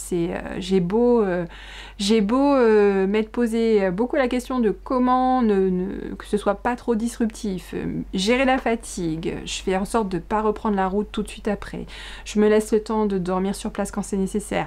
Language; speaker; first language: French; native; French